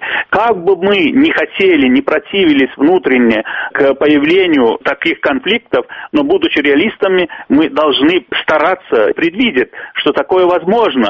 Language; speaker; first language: Russian; native; Russian